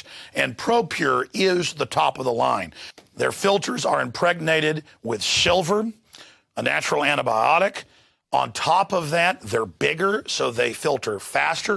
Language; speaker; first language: English; native; English